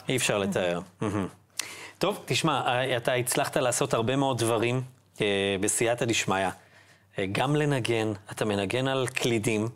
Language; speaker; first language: Hebrew; native; Hebrew